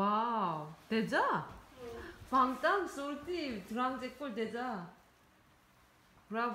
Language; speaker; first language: French; non-native, learner; Korean